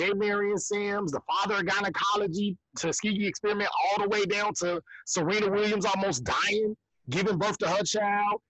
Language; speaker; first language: English; native; English